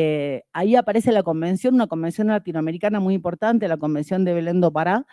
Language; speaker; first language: Spanish; native; Spanish